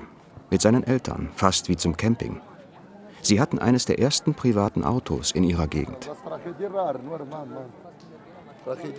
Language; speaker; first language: German; native; German